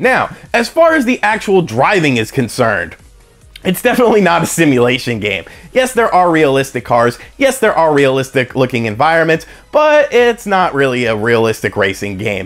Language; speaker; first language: English; native; English